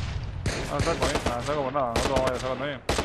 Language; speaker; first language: Spanish; native; Spanish